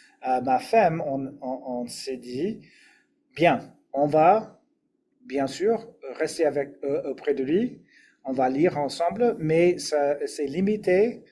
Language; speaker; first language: French; non-native, fluent; English